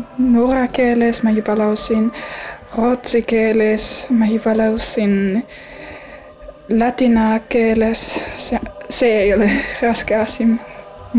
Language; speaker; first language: Estonian; non-native, learner; German